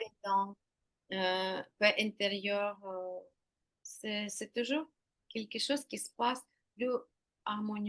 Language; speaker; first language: French; non-native, learner; Ukrainian